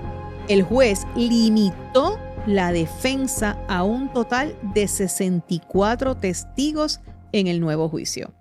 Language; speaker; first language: Spanish; native; Spanish